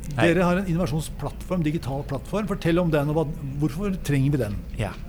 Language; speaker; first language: Norwegian; native; Norwegian